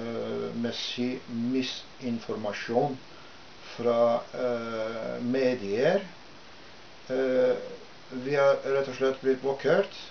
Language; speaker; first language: Norwegian; non-native, fluent; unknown